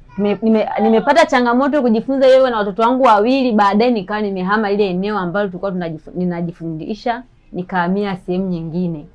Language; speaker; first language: Swahili; native; Swahili